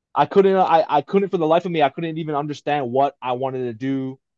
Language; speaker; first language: English; native; English